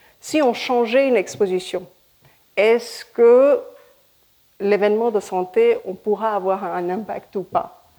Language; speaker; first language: French; non-native, fluent; Hindi